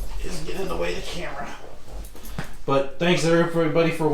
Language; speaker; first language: English; native; English